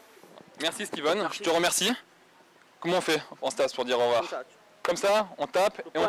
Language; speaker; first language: French; native; French